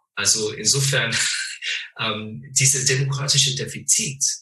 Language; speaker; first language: German; non-native, fluent; English